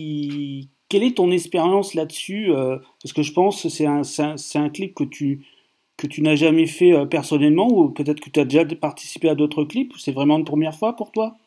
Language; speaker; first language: French; native; French